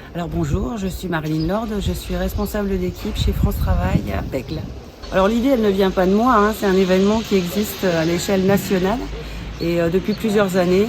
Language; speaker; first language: French; native; French